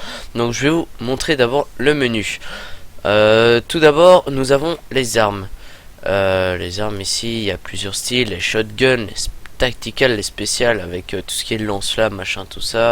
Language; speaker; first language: French; native; French